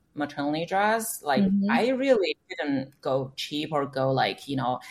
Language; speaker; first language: English; non-native, fluent; Chinese